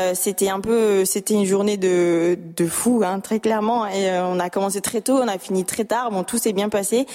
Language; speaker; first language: French; native; French